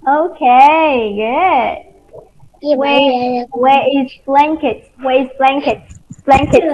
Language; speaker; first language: English; non-native, fluent; Vietnamese